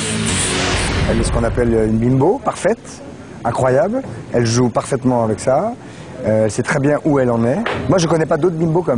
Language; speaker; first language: French; native; French